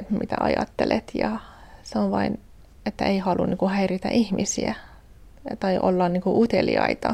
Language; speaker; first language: Finnish; non-native, fluent; Persian